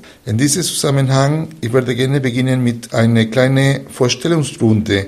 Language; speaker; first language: German; non-native, fluent; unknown